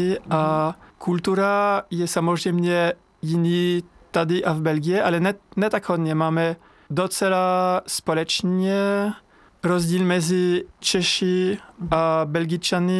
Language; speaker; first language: Czech; non-native, learner; French